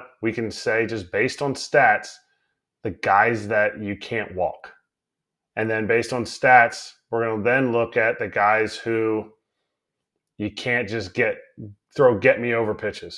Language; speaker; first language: English; native; English